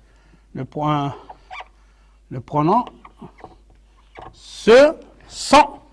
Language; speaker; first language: French; non-native, local second language; Arabic